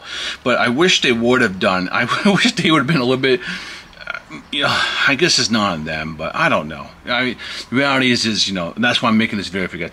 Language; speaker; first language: English; native; English